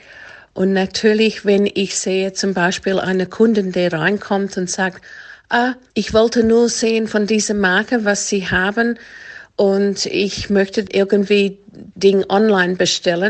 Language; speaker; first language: German; non-native, fluent; English